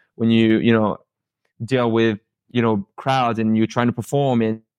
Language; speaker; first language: English; non-native, fluent; French